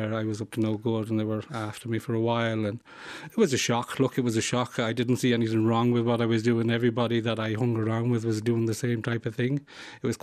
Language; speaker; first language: English; native; English